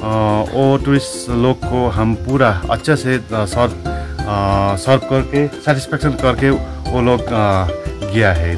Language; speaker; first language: Hindi; non-native, learner; Nepali